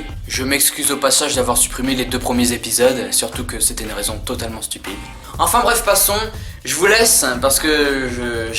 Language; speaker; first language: French; native; French